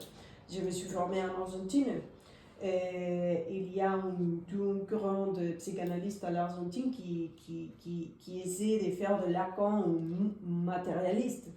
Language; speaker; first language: French; non-native, fluent; Spanish